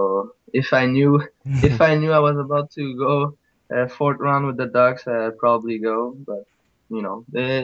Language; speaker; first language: English; non-native, fluent; French